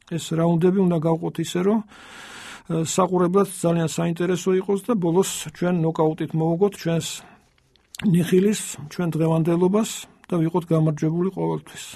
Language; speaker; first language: Georgian; native; Georgian